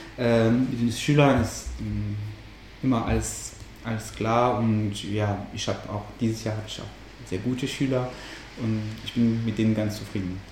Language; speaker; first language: German; non-native, fluent; French